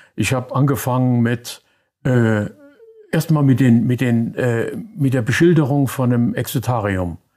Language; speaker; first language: German; native; German